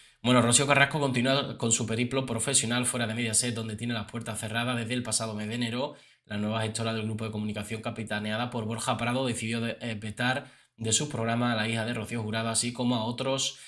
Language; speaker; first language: Spanish; native; Spanish